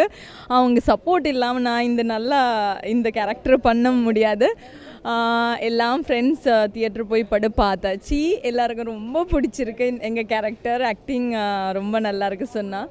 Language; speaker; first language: Tamil; non-native, learner; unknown